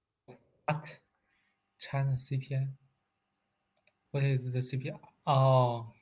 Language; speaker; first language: English; non-native, learner; Chinese